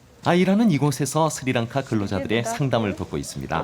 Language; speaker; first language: Korean; native; Korean